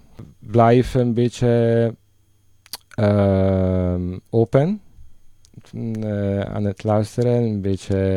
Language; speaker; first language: Dutch; non-native, learner; Italian